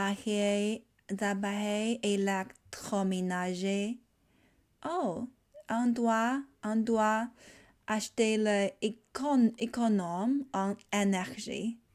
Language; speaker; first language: French; non-native, learner; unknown